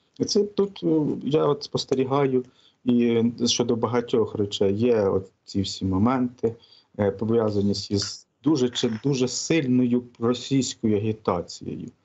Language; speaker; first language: Ukrainian; native; Ukrainian